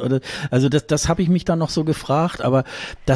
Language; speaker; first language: German; native; German